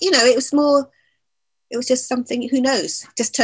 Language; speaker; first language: English; native; English